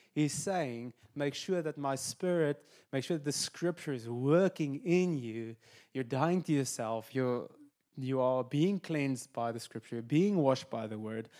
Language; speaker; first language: English; non-native, local second language; Afrikaans